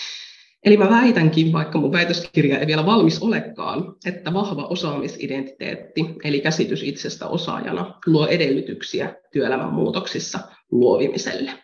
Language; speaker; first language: Finnish; native; Finnish